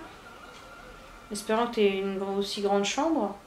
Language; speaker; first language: French; native; French